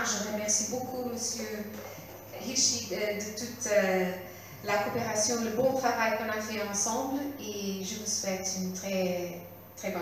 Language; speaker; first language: French; non-native, local second language; Portuguese